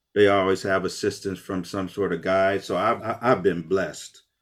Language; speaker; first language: English; native; English